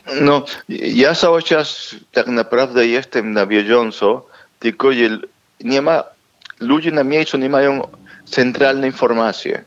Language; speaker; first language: Polish; non-native, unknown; Spanish